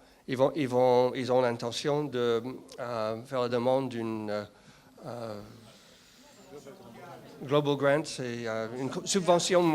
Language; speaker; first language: French; non-native, fluent; English